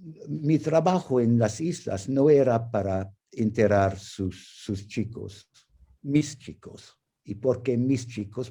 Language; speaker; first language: Spanish; non-native, fluent; English